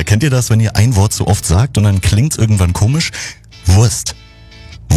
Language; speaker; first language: German; native; German